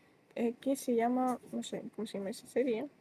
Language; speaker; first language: Spanish; non-native, fluent; Russian